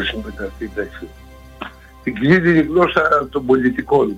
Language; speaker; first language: Greek; native; Greek